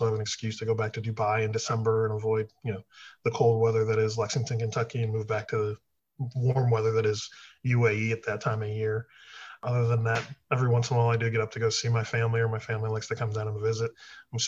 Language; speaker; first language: English; native; English